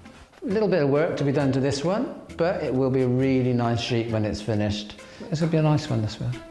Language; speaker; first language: English; native; English